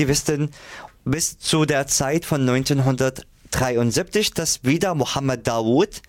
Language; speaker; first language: German; non-native, fluent; Arabic